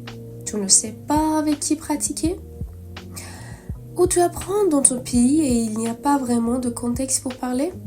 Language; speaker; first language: French; non-native, fluent; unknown